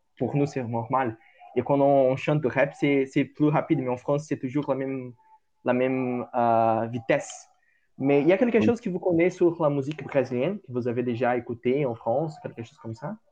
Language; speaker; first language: French; non-native, learner; Portuguese